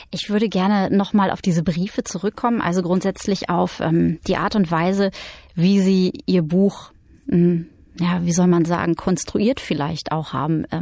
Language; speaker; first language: German; native; German